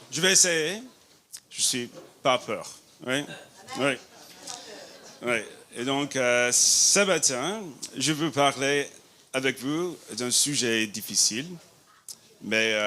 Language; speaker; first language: French; non-native, learner; English